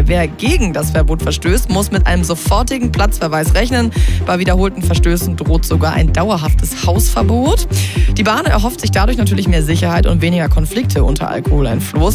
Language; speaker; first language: German; native; German